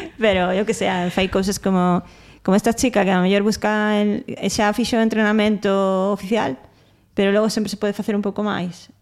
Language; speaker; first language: Galician; non-native, local second language; Spanish